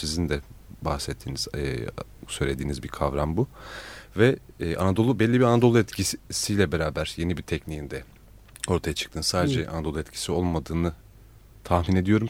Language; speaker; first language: Turkish; native; Turkish